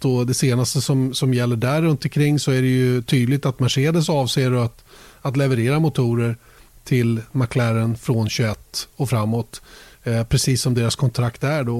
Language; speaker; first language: Swedish; native; Swedish